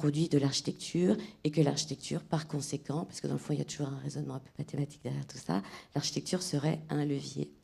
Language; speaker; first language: French; native; French